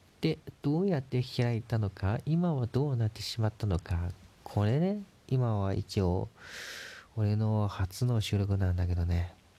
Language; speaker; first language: Japanese; non-native, fluent; Chinese